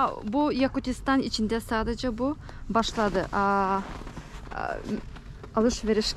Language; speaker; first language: Turkish; non-native, learner; Yakut